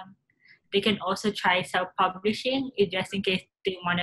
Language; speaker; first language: English; non-native, local second language; Filipino